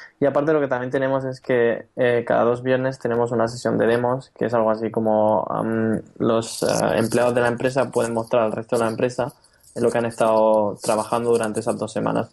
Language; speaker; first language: Spanish; native; Spanish